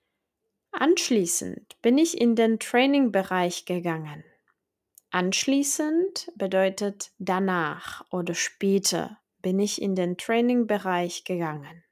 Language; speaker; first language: German; non-native, fluent; Czech